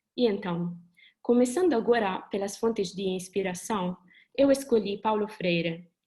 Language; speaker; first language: Portuguese; non-native, fluent; Italian